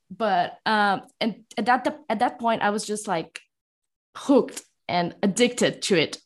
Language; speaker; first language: English; non-native, fluent; Portuguese